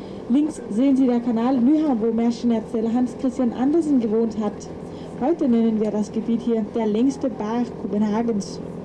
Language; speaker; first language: German; non-native, fluent; Danish